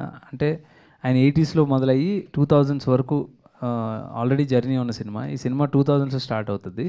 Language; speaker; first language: Telugu; native; Telugu